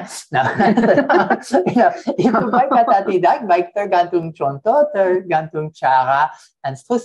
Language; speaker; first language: Indonesian; non-native, fluent; English